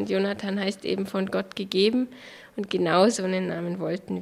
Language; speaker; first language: German; native; German